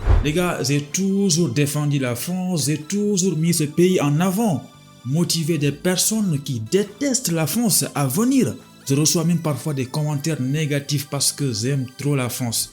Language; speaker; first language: French; non-native, local second language; Wolof